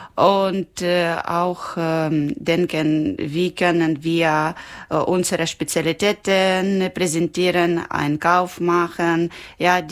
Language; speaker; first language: German; non-native, learner; Ukrainian